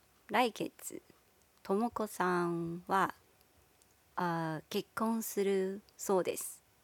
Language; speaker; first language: Japanese; non-native, learner; Chinese